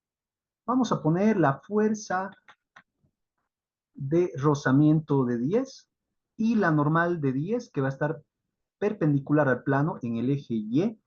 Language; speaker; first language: Spanish; native; Spanish